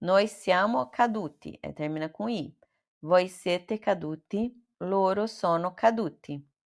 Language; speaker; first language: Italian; non-native, fluent; Portuguese